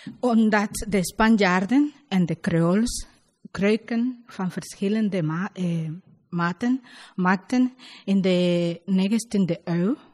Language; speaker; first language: Dutch; non-native, learner; Spanish